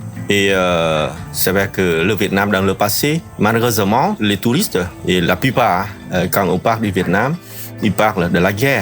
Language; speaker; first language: French; non-native, fluent; Vietnamese